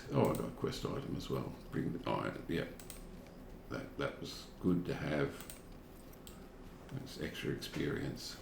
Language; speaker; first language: English; native; English